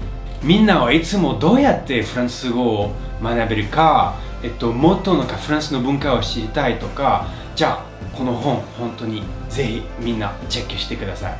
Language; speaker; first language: Japanese; non-native, fluent; French